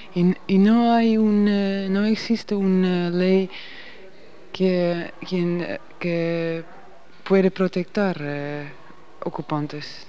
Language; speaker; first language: Spanish; non-native, learner; Dutch